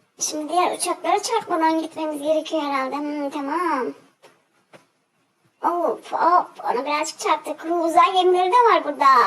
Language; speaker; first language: Turkish; native; Turkish